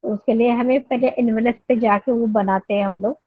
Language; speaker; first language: Hindi; non-native, local second language; Marathi